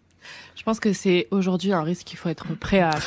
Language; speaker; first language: French; native; French